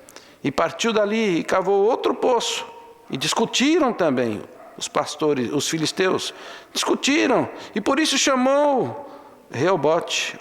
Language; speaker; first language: Portuguese; native; Portuguese